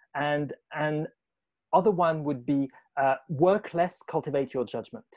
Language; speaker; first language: English; non-native, fluent; French